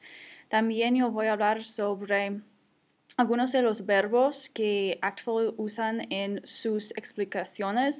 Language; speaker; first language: Spanish; non-native, fluent; English